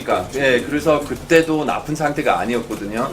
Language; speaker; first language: Korean; non-native, fluent; German